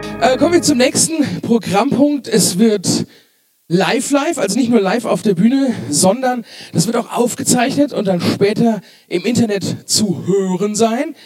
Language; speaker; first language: German; native; German